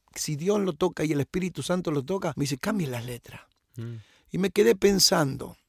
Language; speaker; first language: Spanish; native; Spanish